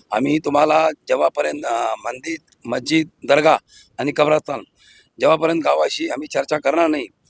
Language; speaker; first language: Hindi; non-native, local second language; Urdu